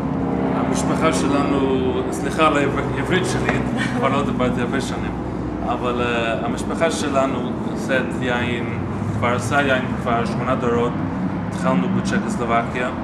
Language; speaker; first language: Hebrew; non-native, fluent; English